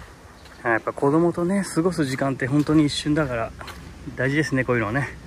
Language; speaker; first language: Japanese; native; Japanese